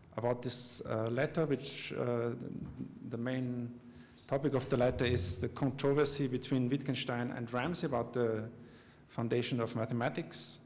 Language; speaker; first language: English; non-native, fluent; German